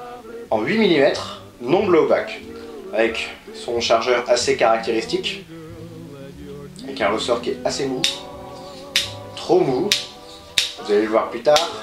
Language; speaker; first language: French; native; French